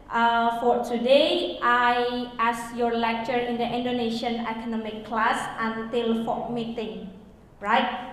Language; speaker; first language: English; non-native, learner; Indonesian